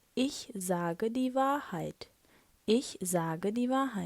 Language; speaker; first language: German; non-native, fluent; Turkish